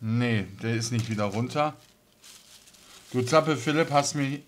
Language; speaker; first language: German; native; German